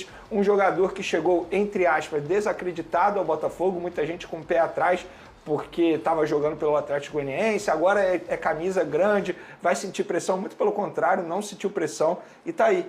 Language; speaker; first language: Portuguese; native; Portuguese